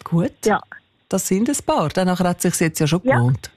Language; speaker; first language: German; native; German